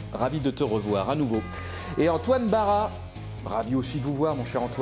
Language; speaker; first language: French; native; French